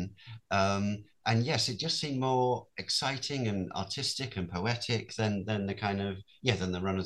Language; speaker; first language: English; native; English